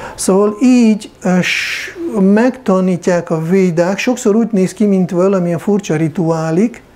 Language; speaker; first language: Hungarian; non-native, fluent; Russian